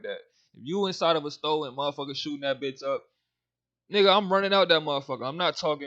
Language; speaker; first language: English; native; English